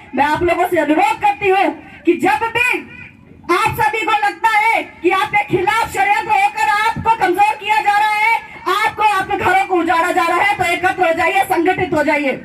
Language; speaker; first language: Hindi; native; Hindi